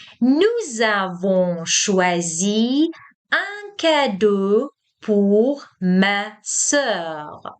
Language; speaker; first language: French; non-native, fluent; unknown